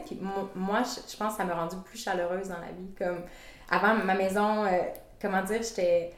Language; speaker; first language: French; native; French